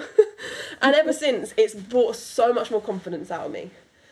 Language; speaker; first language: English; non-native, local second language; French